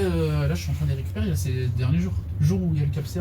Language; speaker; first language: French; native; French